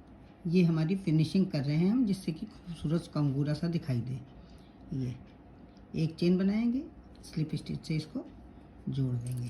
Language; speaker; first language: Hindi; native; Hindi